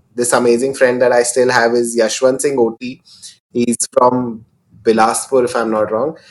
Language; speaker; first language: English; non-native, local second language; Hindi